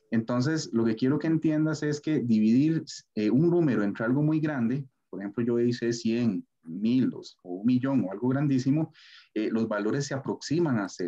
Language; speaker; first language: Spanish; native; Spanish